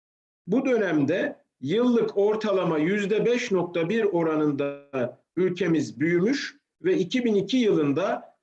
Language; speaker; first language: Turkish; native; Turkish